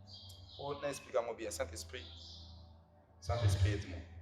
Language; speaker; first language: French; non-native, local second language; Lingala